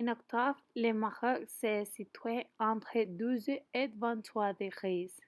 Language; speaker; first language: French; non-native, learner; Spanish